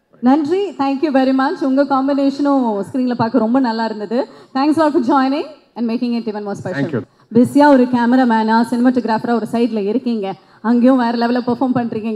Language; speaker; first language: Tamil; native; Tamil